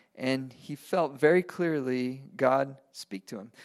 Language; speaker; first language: English; non-native, fluent; Spanish